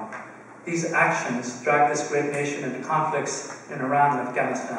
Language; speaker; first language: English; native; English